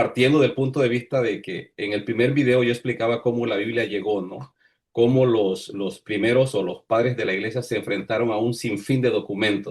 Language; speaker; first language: Spanish; native; Spanish